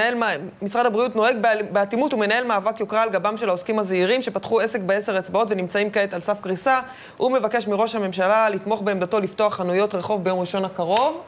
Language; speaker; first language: Hebrew; native; Hebrew